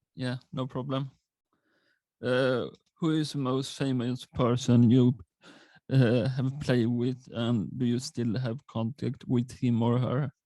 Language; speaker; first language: English; non-native, learner; Swedish